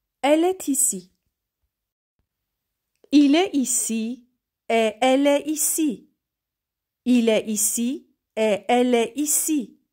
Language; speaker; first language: French; non-native, fluent; Persian